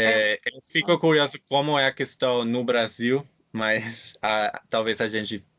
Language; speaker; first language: Portuguese; non-native, fluent; English